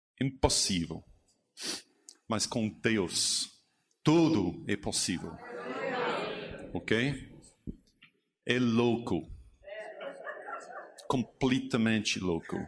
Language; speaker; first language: Portuguese; non-native, learner; English